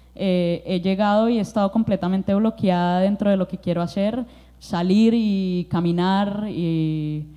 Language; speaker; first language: Spanish; native; Spanish